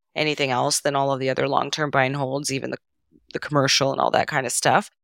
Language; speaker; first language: English; non-native, fluent; Serbian